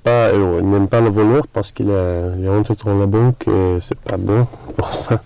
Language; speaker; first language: French; non-native, learner; English